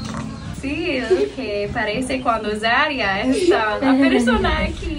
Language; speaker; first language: Spanish; non-native, learner; English